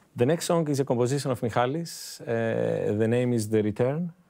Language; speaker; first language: English; non-native, fluent; Greek